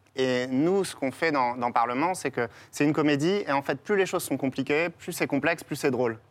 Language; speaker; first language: French; native; French